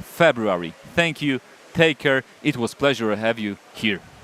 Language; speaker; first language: English; non-native, fluent; Polish